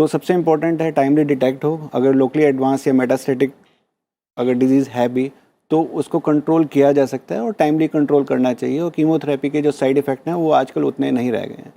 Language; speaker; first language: Hindi; native; Hindi